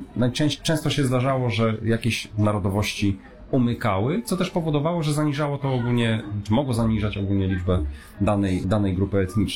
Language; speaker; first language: Polish; native; Polish